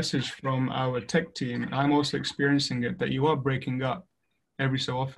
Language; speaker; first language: English; native; English